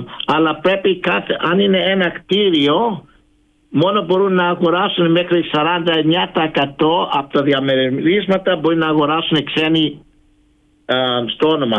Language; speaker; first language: Greek; early bilingual, heritage; Greek